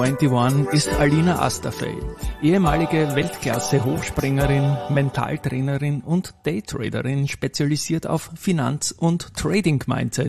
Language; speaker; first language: German; native; German